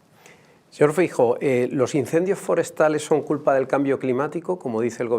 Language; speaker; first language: Spanish; native; Spanish